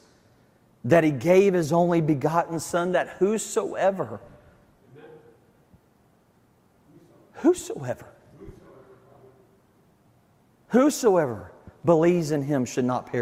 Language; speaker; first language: English; native; English